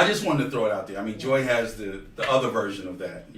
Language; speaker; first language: English; native; English